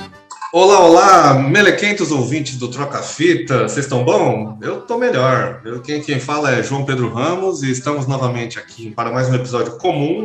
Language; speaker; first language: Portuguese; native; Portuguese